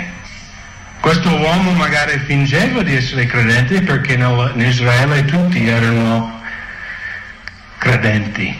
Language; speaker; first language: Italian; non-native, fluent; English